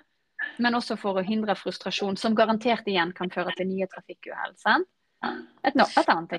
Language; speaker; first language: Norwegian; native; Norwegian